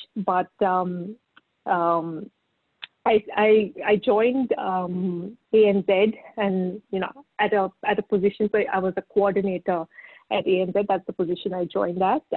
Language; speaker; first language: English; non-native, local second language; Marathi